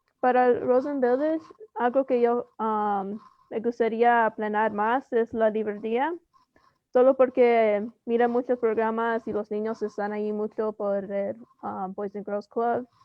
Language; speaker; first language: Spanish; early bilingual, heritage; Spanish